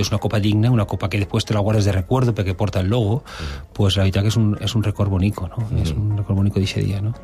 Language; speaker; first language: Catalan; native; Catalan